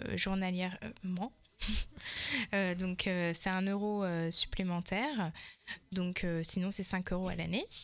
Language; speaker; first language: French; native; French